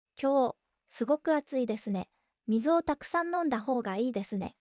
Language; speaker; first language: Japanese; native; Japanese